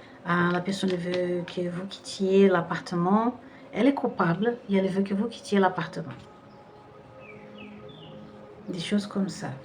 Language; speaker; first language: French; non-native, fluent; Portuguese